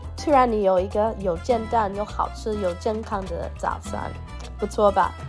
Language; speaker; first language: Chinese; non-native, fluent; English